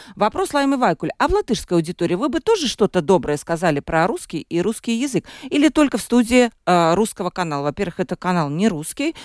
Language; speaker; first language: Russian; native; Russian